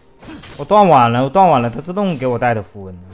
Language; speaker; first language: Chinese; native; Chinese